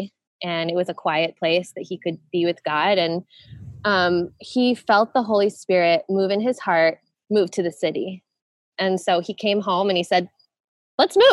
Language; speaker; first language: English; native; English